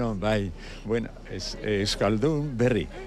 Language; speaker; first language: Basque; non-native, local second language; Spanish